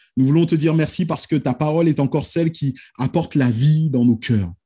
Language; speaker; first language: French; native; French